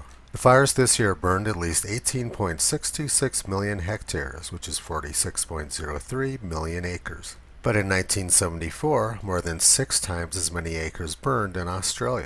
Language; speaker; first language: English; native; English